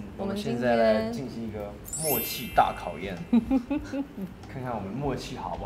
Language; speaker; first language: Chinese; native; Chinese